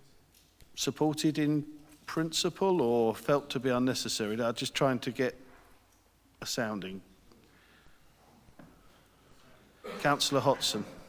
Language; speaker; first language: English; native; English